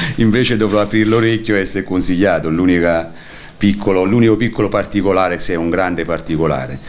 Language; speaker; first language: Italian; native; Italian